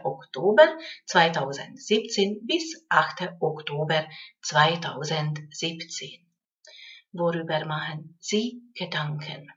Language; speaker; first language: German; non-native, fluent; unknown